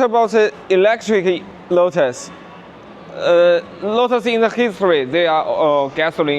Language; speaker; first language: English; non-native, learner; Chinese